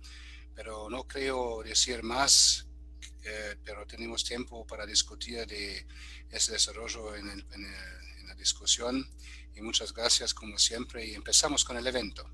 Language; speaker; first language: Spanish; non-native, fluent; German